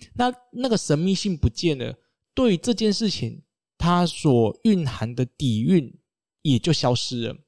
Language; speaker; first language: Chinese; native; Chinese